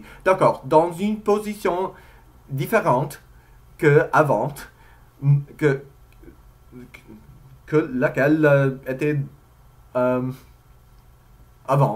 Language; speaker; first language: French; non-native, learner; English